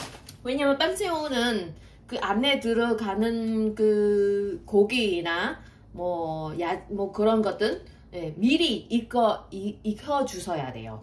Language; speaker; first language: Korean; non-native, fluent; Vietnamese